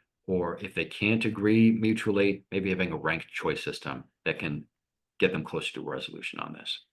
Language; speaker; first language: English; native; English